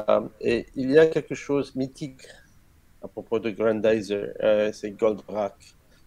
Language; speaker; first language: French; non-native, learner; Arabic